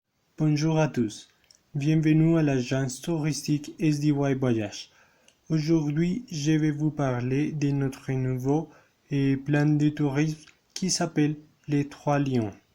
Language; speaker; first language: French; non-native, learner; Spanish